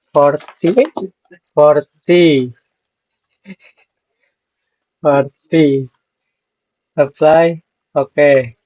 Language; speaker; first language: English; non-native, learner; Indonesian